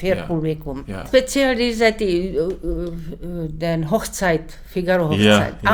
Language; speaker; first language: German; non-native, learner; Czech